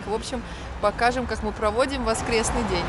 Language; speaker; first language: Russian; native; Russian